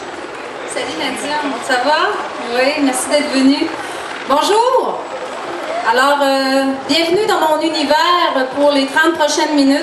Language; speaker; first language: French; native; French